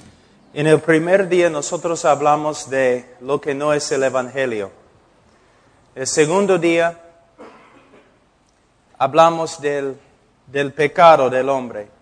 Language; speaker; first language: Spanish; non-native, fluent; English